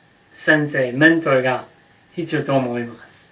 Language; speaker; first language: Japanese; non-native, learner; English